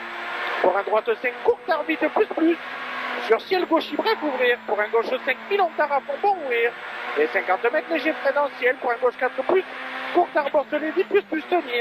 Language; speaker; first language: French; native; French